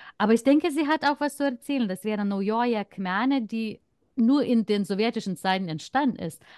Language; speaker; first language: German; non-native, fluent; Lithuanian